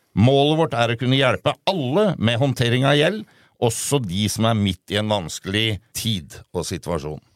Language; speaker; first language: Norwegian; native; Norwegian